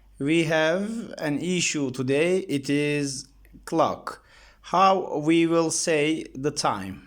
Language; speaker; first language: English; non-native, learner; Turkish